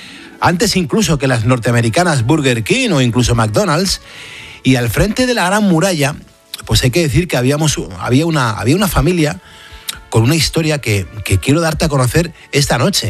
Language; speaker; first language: Spanish; native; Spanish